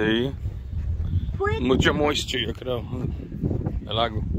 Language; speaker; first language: Spanish; early bilingual, heritage; Spanish